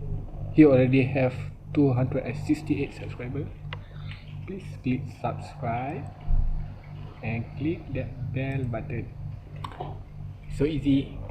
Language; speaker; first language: English; non-native, local second language; Malay